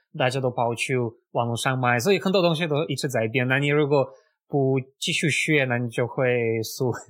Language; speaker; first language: Chinese; non-native, fluent; Russian